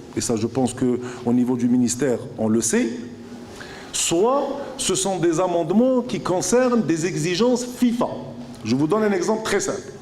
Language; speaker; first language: French; non-native, local second language; Arabic